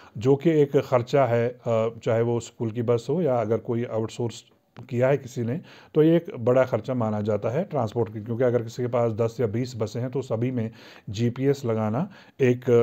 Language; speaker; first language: Hindi; non-native, local second language; Kashmiri